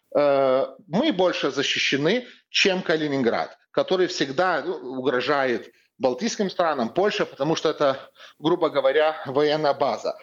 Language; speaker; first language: Russian; non-native, fluent; Lithuanian